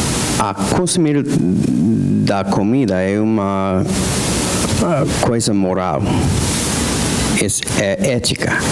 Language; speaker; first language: Portuguese; non-native, fluent; English